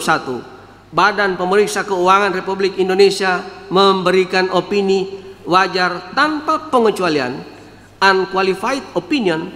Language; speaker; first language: Indonesian; native; Indonesian